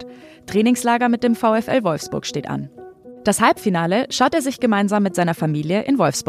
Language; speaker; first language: German; native; German